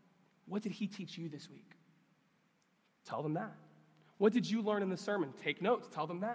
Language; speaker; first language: English; native; English